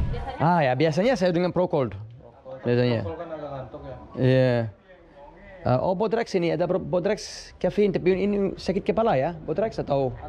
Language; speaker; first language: Indonesian; non-native, learner; English